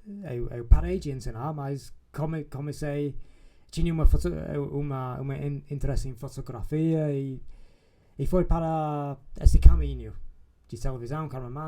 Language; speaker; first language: Portuguese; non-native, fluent; English